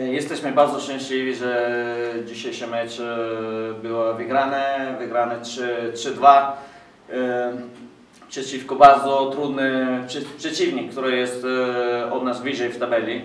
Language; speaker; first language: Polish; non-native, fluent; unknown